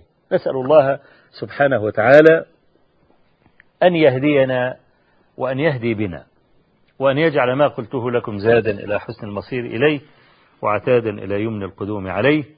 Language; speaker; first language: Arabic; native; Arabic